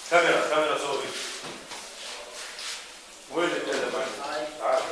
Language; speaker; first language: Arabic; native; Arabic